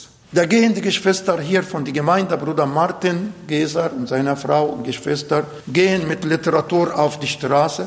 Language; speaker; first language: German; non-native, fluent; Arabic